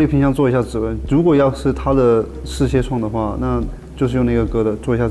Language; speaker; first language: Chinese; native; Chinese